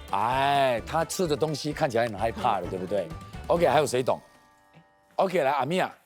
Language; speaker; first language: Chinese; native; Chinese